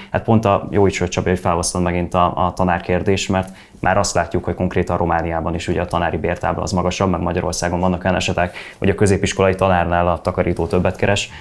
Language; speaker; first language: Hungarian; native; Hungarian